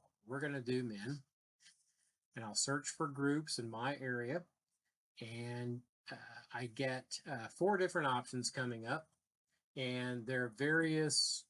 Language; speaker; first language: English; native; English